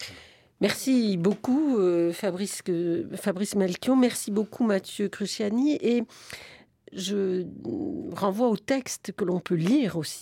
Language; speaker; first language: French; native; French